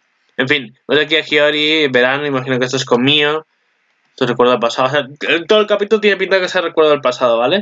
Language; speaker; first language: Spanish; native; Spanish